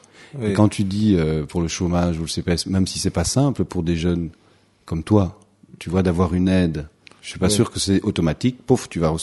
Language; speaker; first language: French; native; French